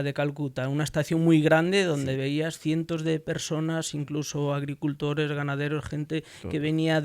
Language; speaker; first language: Spanish; native; Spanish